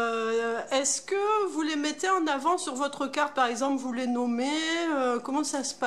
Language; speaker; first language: French; native; French